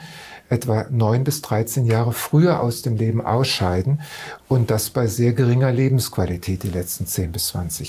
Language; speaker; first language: German; native; German